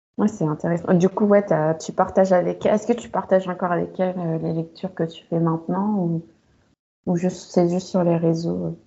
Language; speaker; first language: French; native; French